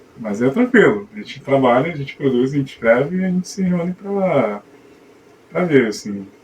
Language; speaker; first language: Portuguese; native; Portuguese